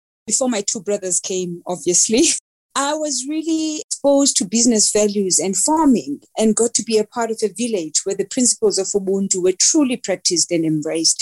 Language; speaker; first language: English; non-native, local second language; Xhosa